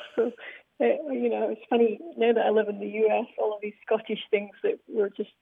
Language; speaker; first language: English; native; English